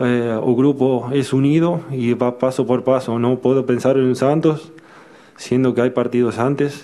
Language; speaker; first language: Portuguese; non-native, learner; Spanish